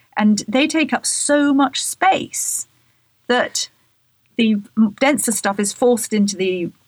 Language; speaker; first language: English; native; English